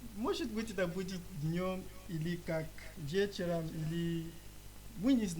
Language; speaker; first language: Russian; non-native, learner; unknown